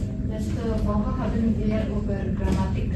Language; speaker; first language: German; non-native, learner; Indonesian